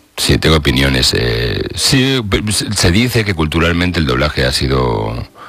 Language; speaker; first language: Spanish; native; Spanish